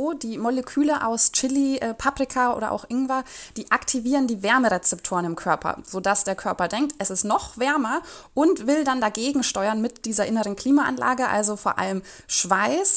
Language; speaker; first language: German; native; German